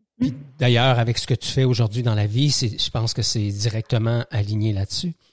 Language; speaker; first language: French; native; French